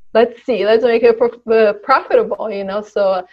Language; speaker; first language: English; early bilingual, other home language; Polish